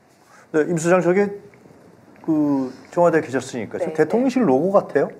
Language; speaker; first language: Korean; native; Korean